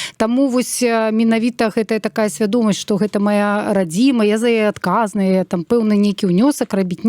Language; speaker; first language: Belarusian; non-native, local second language; Russian